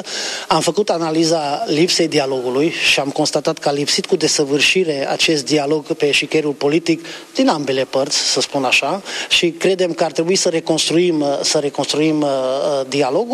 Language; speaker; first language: Romanian; non-native, local second language; Hungarian